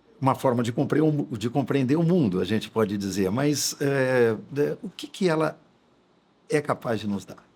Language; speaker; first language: Portuguese; native; Portuguese